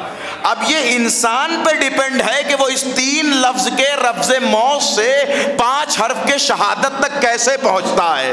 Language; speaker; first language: Urdu; native; Urdu